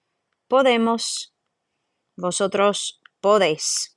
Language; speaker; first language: Spanish; non-native, fluent; English